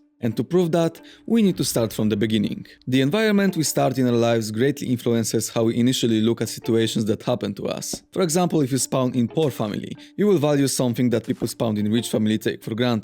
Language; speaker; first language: English; non-native, fluent; Polish